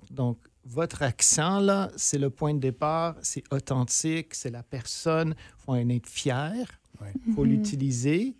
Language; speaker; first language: French; native; French